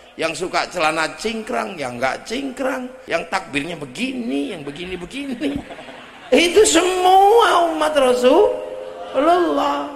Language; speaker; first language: Indonesian; non-native, local second language; Javanese